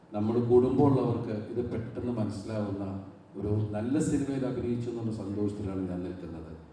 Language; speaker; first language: Malayalam; native; Malayalam